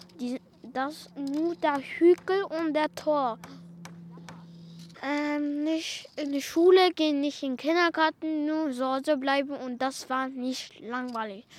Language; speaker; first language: German; non-native, local second language; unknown